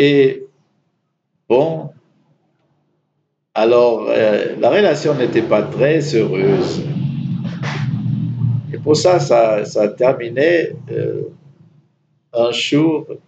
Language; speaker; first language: French; non-native, fluent; German